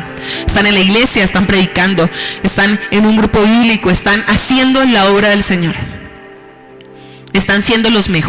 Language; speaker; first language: Spanish; native; Spanish